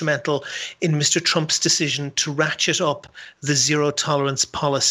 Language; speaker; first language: English; native; English